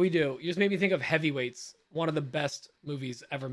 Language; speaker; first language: English; native; English